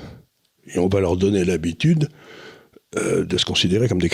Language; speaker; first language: French; native; French